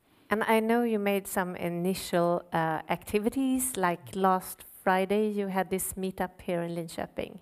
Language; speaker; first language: English; non-native, fluent; Swedish